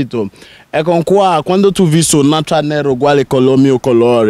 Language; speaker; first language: Italian; non-native, learner; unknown